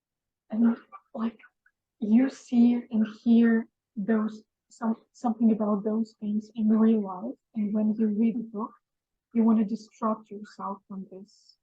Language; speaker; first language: English; non-native, fluent; Russian